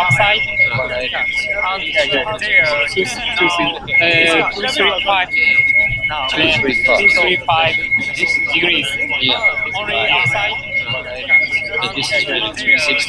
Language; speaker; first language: English; non-native, learner; Japanese